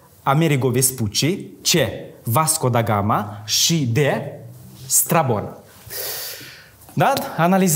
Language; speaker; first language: Romanian; native; Romanian